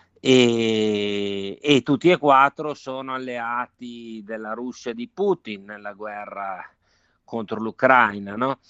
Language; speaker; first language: Italian; native; Italian